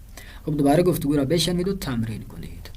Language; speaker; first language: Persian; non-native, fluent; Urdu